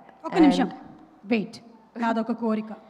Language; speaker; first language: Telugu; native; Telugu